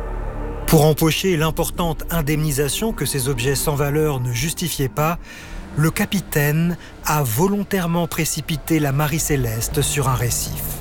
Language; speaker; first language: French; native; French